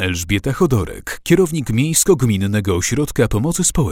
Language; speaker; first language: Polish; native; Polish